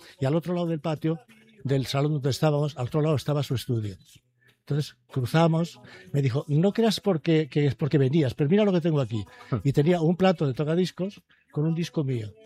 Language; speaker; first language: Spanish; native; Spanish